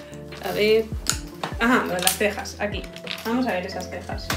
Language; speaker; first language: Spanish; native; Spanish